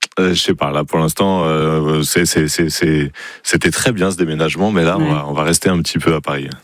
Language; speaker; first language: French; native; French